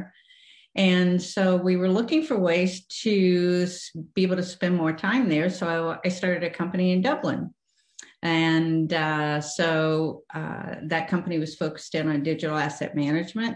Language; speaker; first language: English; native; English